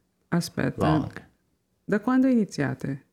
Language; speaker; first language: Italian; non-native, fluent; Filipino